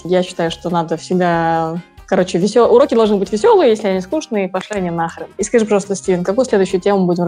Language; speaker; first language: Russian; native; Russian